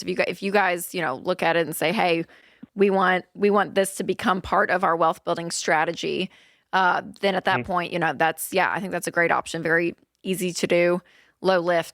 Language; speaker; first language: English; native; English